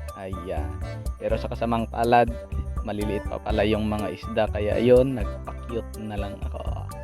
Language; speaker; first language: Filipino; non-native, local second language; Iloko